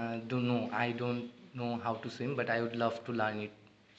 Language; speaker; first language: English; non-native, learner; Bangla